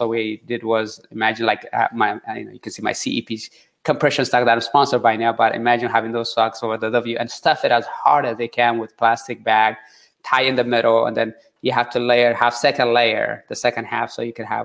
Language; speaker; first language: English; early bilingual, other home language; Tigrinya